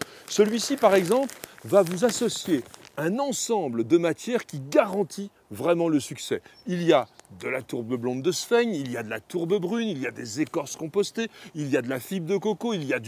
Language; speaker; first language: French; native; French